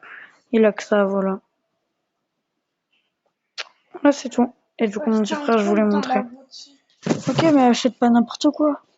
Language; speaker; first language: French; native; French